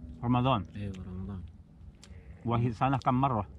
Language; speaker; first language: Arabic; non-native, learner; Indonesian